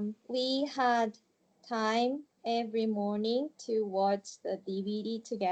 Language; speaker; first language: English; non-native, learner; Japanese